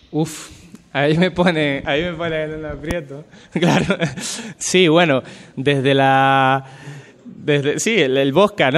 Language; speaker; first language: Spanish; native; Spanish